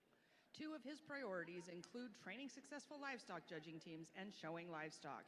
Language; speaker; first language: English; native; English